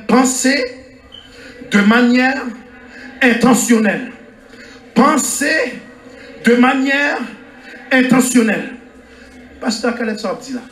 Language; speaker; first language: French; non-native, local second language; Haitian Creole